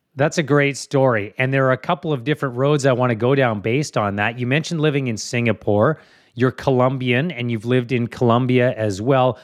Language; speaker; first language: English; native; English